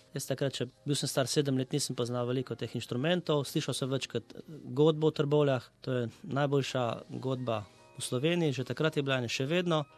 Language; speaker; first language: Slovenian; native; Slovenian